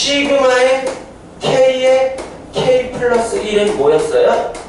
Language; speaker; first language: Korean; native; Korean